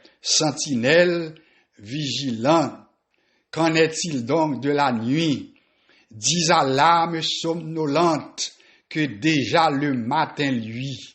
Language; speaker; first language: French; non-native, local second language; Haitian Creole